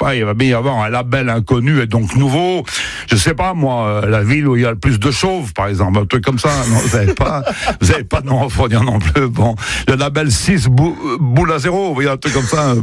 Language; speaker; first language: French; native; French